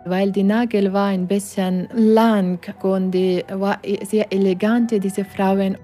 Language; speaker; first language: German; non-native, learner; Persian